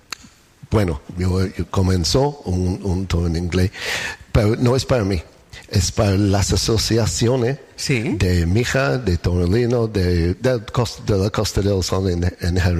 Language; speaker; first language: Spanish; non-native, learner; English